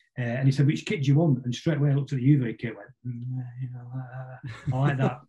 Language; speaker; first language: English; native; English